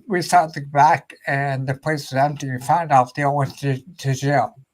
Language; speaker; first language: English; native; English